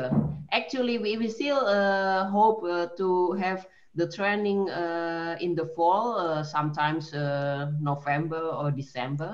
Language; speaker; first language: English; non-native, fluent; Indonesian